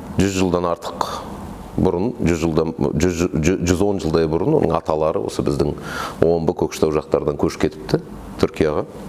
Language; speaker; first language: Kazakh; native; Kazakh